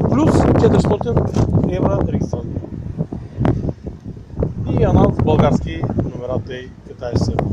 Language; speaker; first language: Russian; non-native, learner; Bulgarian